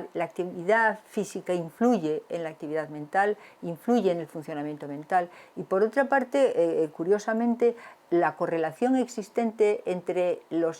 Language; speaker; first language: Spanish; native; Spanish